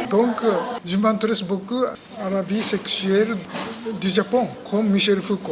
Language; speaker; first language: French; non-native, learner; Japanese